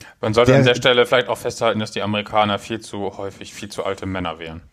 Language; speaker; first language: German; native; German